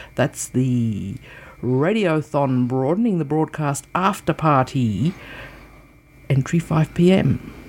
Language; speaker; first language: English; native; English